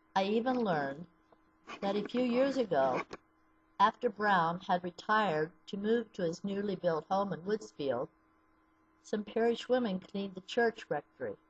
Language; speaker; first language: English; native; English